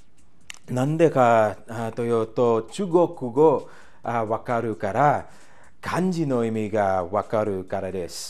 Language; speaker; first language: Japanese; non-native, learner; English